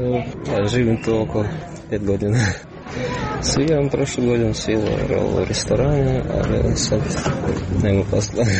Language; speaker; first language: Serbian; non-native, learner; Russian